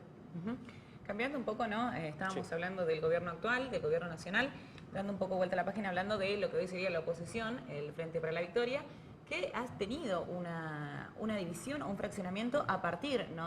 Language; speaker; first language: Spanish; native; Spanish